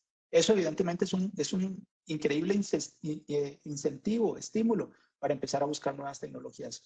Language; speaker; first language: Spanish; native; Spanish